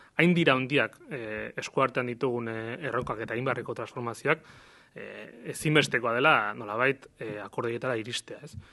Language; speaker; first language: Basque; native; Basque